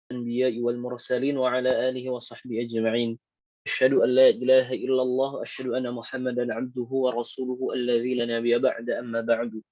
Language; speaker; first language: Arabic; non-native, fluent; Indonesian